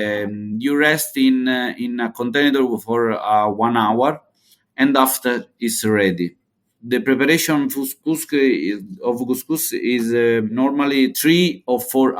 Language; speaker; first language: English; non-native, learner; Italian